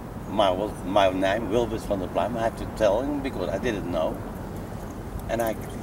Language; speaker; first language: English; non-native, learner; Dutch